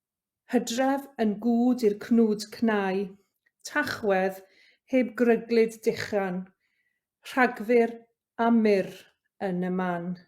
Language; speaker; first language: Welsh; native; Welsh